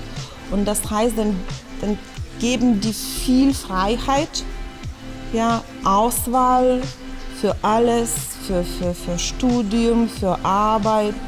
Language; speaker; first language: German; non-native, fluent; Lithuanian